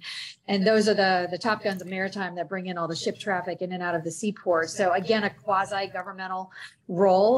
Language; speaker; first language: English; native; English